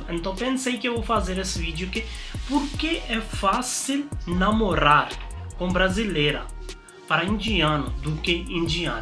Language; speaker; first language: Portuguese; non-native, learner; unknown